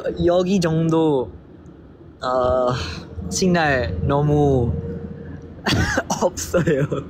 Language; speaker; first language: Korean; non-native, learner; Filipino